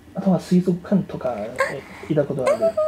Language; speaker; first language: Japanese; non-native, fluent; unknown